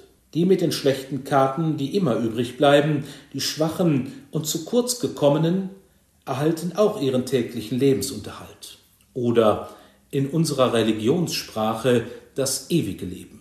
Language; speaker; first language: German; native; German